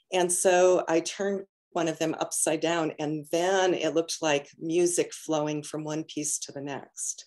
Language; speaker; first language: English; native; English